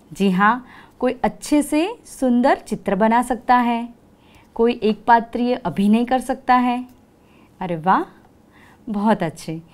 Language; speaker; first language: Hindi; non-native, local second language; Gujarati